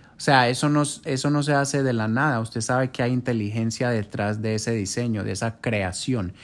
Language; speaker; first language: Spanish; early bilingual, heritage; Spanish